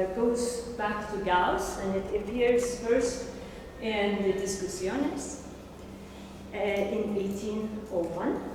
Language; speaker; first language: English; non-native, fluent; Turkish